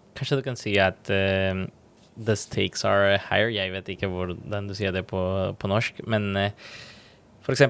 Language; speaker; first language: Norwegian; non-native, fluent; Spanish